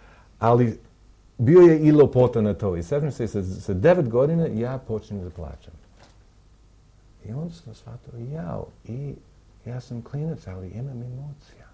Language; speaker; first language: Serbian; non-native, learner; English